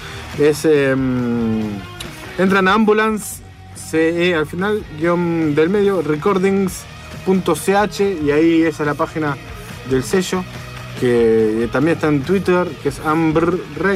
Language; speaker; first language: Spanish; native; Spanish